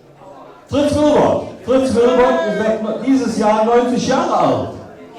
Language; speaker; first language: German; native; German